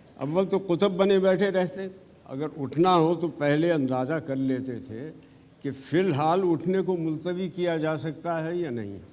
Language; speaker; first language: Urdu; native; Urdu